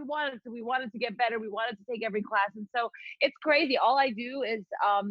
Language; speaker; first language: English; non-native, local second language; Filipino